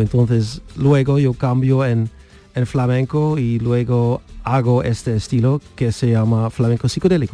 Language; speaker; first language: Spanish; non-native, learner; Dutch